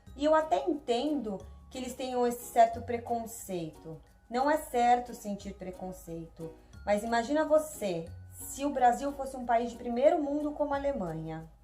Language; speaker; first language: Portuguese; native; Portuguese